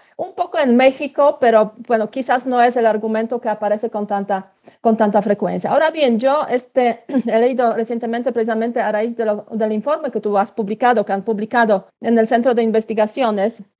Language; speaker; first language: Spanish; non-native, fluent; Polish